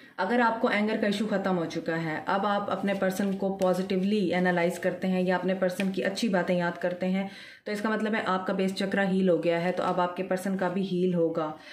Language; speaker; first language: Urdu; native; Urdu